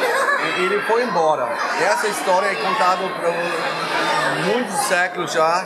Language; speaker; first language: Portuguese; non-native, fluent; German